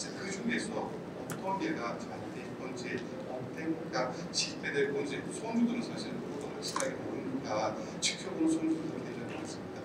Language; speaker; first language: Korean; non-native, fluent; Turkish